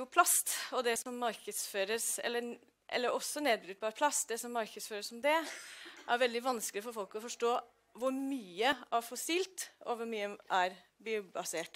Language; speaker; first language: Norwegian; non-native, fluent; English